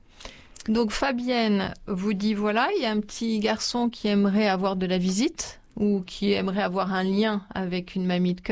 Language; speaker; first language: French; native; French